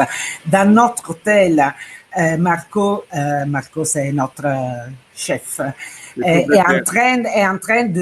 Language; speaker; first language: French; non-native, fluent; Italian